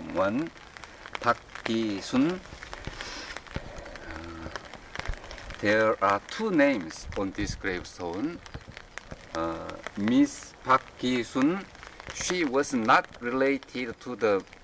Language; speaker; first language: English; non-native, fluent; Korean